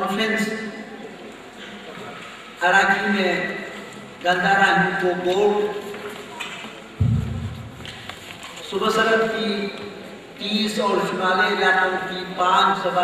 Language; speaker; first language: Urdu; non-native, local second language; Khowar